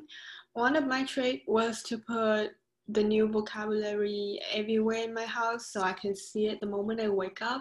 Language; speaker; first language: English; non-native, fluent; Vietnamese